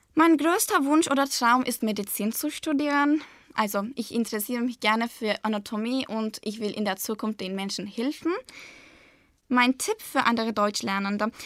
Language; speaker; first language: German; non-native, fluent; Turkish